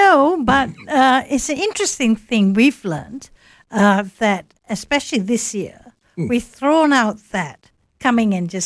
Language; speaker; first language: English; non-native, local second language; Malayalam